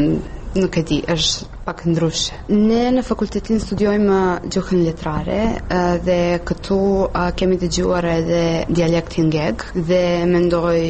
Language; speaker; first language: Albanian; non-native, learner; Serbian